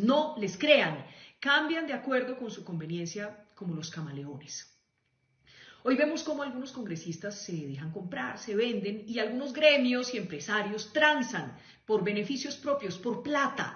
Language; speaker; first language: Spanish; native; Spanish